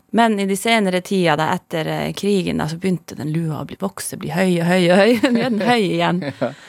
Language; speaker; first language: Norwegian; non-native, local second language; Northern Sami